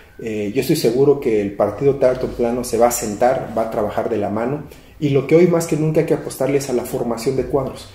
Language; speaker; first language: Spanish; native; Spanish